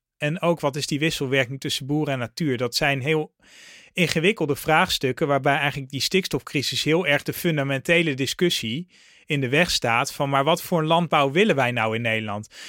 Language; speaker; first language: Dutch; native; Dutch